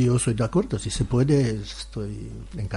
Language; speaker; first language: Spanish; non-native, learner; Romanian